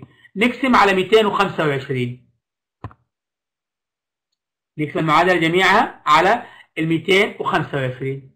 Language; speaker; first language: Arabic; native; Arabic